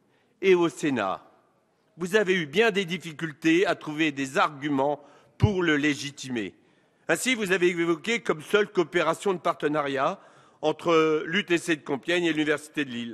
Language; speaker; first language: French; native; French